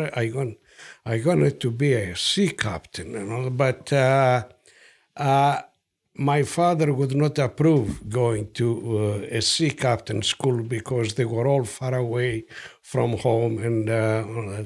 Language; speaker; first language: English; non-native, fluent; Greek